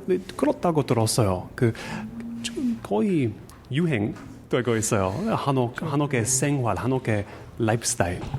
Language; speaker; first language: Korean; non-native, learner; English